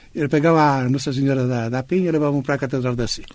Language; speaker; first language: Portuguese; non-native, fluent; Italian